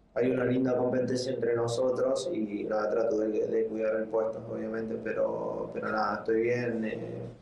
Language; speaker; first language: Spanish; native; Spanish